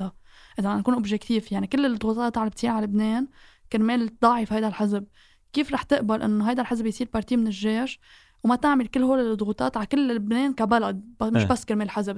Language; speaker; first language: Arabic; native; Arabic